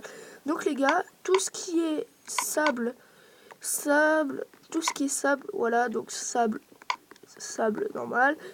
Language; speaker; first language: French; native; French